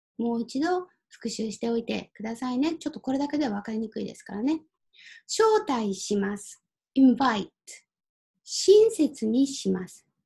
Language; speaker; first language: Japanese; native; Japanese